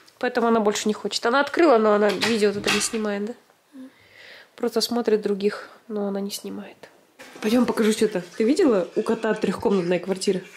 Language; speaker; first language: Russian; native; Russian